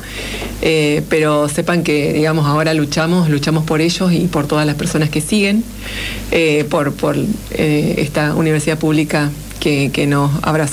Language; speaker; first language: Spanish; native; Spanish